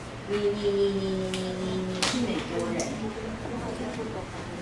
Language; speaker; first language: English; non-native, fluent; Chinese